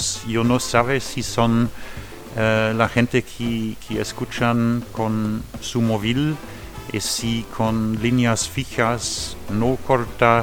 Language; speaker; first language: Spanish; non-native, learner; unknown